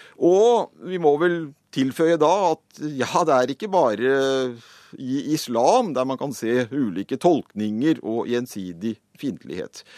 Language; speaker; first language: Norwegian; native; Norwegian